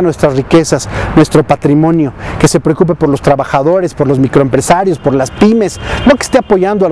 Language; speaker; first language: Spanish; native; Spanish